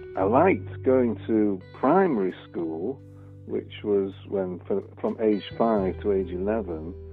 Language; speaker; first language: English; native; English